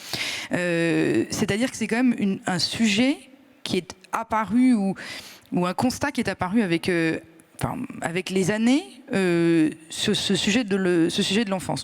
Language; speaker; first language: French; native; French